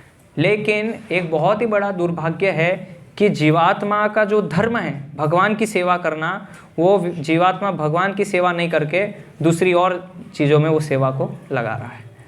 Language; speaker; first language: Hindi; native; Hindi